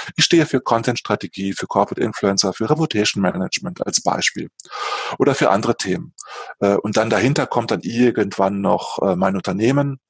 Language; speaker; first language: German; native; German